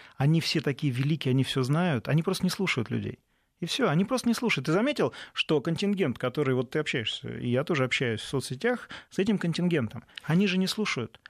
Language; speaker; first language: Russian; native; Russian